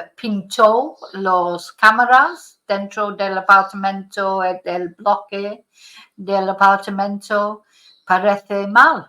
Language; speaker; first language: Spanish; non-native, fluent; English